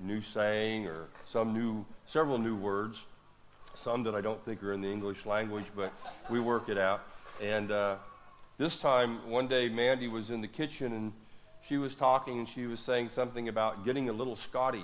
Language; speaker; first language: English; native; English